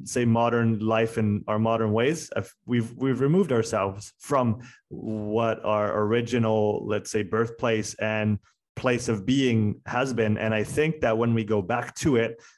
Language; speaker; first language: English; non-native, fluent; French